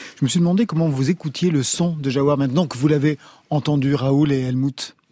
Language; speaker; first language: French; native; French